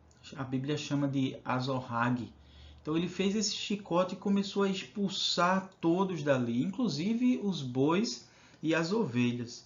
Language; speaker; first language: Portuguese; native; Portuguese